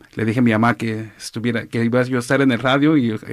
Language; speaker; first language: Spanish; early bilingual, heritage; Spanish